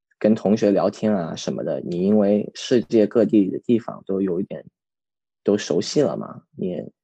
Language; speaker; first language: Chinese; early bilingual, heritage; Chinese